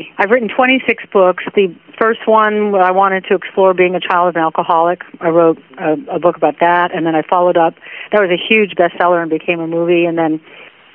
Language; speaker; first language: English; native; English